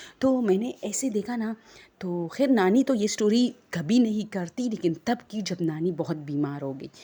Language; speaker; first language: Urdu; non-native, local second language; Pashto